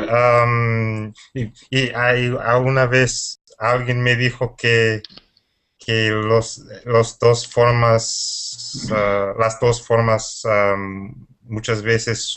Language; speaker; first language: Spanish; non-native, fluent; English